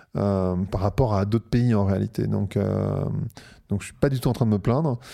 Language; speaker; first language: French; native; French